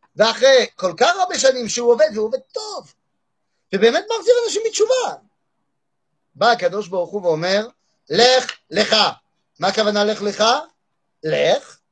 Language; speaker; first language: Hebrew; non-native, fluent; French